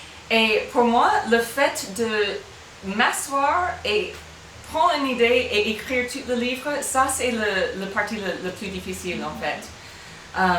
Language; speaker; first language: French; non-native, fluent; English